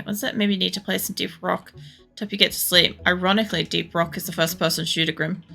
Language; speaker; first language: English; native; English